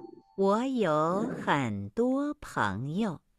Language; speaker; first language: Chinese; non-native, learner; Vietnamese